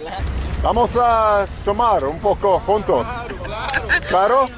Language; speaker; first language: Spanish; non-native, learner; English